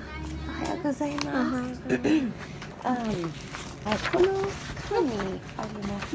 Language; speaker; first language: Japanese; non-native, learner; English